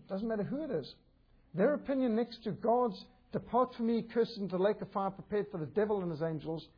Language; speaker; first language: English; native; English